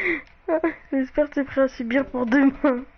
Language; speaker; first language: French; native; French